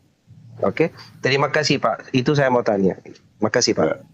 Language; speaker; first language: Indonesian; non-native, learner; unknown